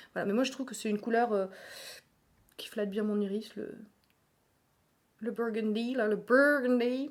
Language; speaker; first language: French; native; French